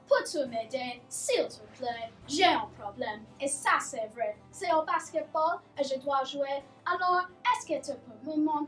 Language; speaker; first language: French; non-native, learner; English